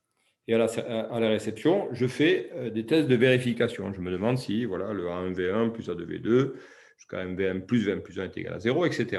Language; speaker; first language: French; native; French